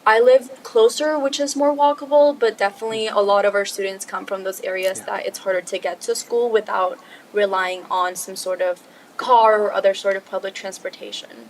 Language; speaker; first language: English; early bilingual, other home language; Spanish